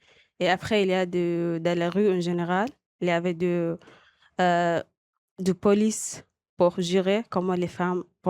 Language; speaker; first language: French; non-native, local second language; Arabic